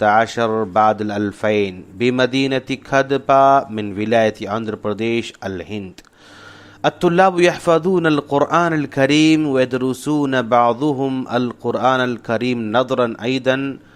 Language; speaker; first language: Arabic; non-native, fluent; Urdu